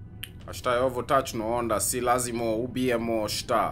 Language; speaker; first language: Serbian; early bilingual, heritage; English